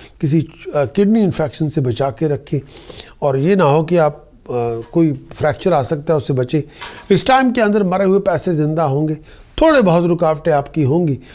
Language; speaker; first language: Hindi; native; Hindi